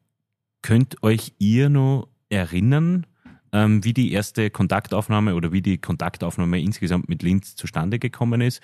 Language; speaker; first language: German; native; German